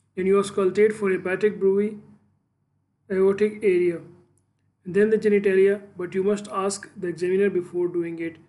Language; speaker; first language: English; non-native, local second language; Urdu